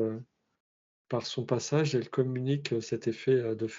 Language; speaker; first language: French; native; French